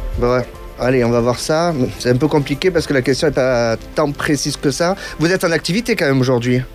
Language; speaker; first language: French; native; French